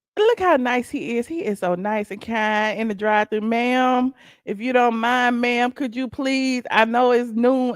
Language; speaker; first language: English; native; English